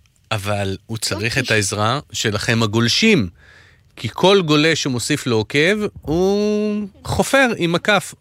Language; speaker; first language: Hebrew; native; Hebrew